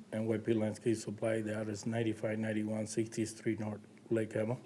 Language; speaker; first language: English; non-native, learner; Spanish